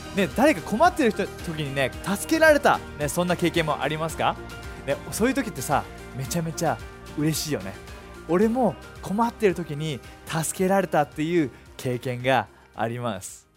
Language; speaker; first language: Japanese; native; Japanese